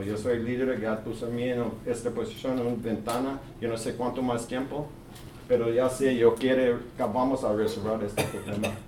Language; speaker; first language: Spanish; early bilingual, heritage; English